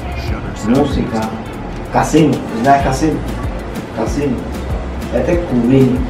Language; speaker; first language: Russian; non-native, learner; Spanish